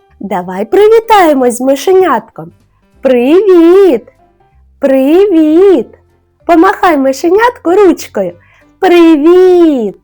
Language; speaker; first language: Ukrainian; native; Ukrainian